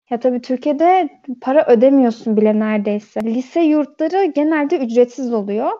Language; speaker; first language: Turkish; early bilingual, heritage; Turkish